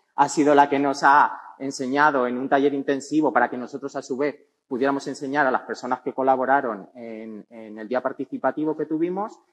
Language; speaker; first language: Spanish; native; Spanish